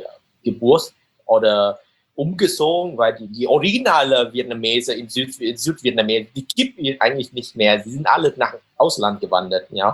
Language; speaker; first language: German; non-native, fluent; Vietnamese